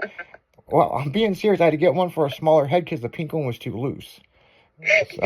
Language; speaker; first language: English; native; English